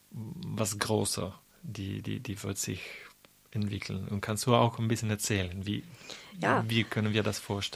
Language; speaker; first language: German; non-native, fluent; Italian